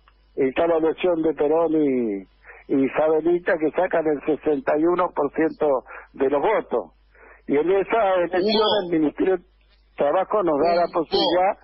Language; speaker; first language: Spanish; native; Spanish